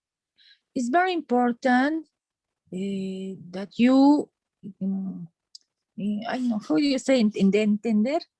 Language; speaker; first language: English; non-native, learner; Spanish